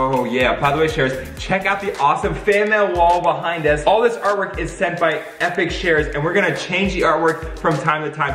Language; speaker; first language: English; native; English